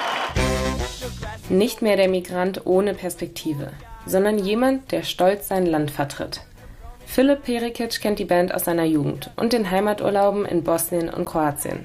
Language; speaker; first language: German; native; German